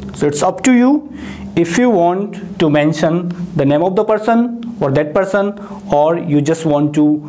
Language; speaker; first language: English; non-native, local second language; Hindi